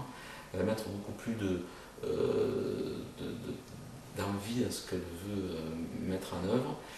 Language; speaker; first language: French; native; French